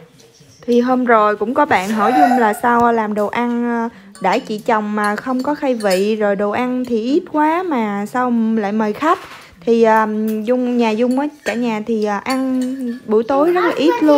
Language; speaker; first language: Vietnamese; native; Vietnamese